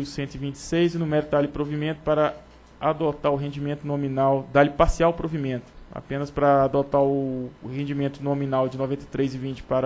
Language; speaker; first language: Portuguese; native; Portuguese